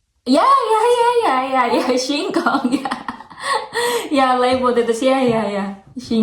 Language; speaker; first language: English; non-native, learner; Indonesian